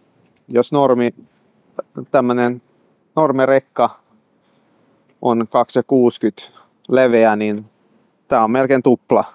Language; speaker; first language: Finnish; non-native, fluent; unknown